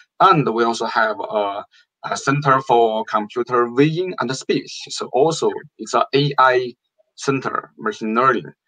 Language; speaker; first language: English; non-native, fluent; Chinese